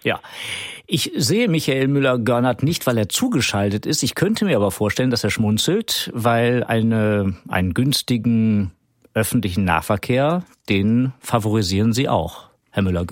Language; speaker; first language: German; native; German